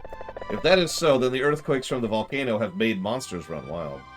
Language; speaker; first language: English; native; English